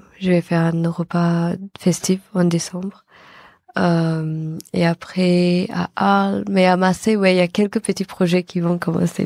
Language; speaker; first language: French; non-native, fluent; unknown